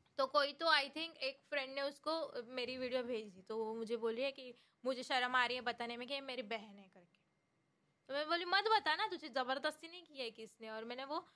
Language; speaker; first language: Hindi; non-native, local second language; Marathi